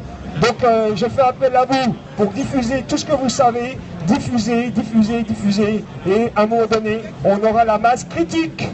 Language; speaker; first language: French; native; French